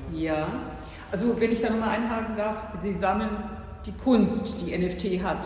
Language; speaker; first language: German; native; German